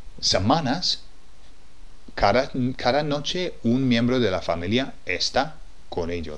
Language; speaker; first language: Spanish; non-native, fluent; English